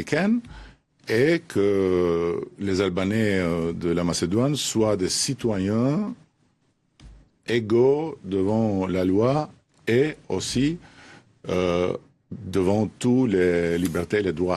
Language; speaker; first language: French; non-native, fluent; Albanian